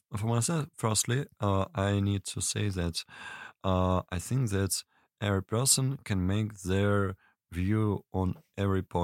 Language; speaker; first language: English; non-native, learner; Russian